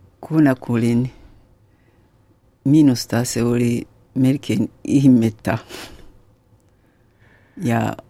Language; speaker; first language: Finnish; non-native, learner; Kinyarwanda